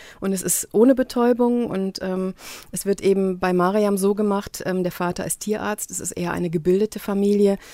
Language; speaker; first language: German; native; German